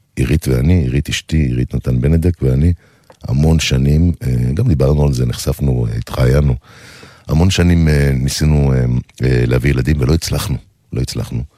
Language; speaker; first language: Hebrew; native; Hebrew